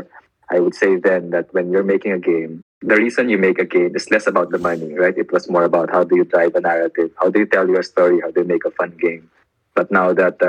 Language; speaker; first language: English; non-native, local second language; Filipino